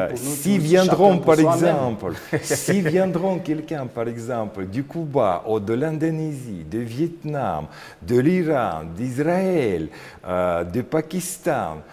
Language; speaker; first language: French; non-native, learner; Russian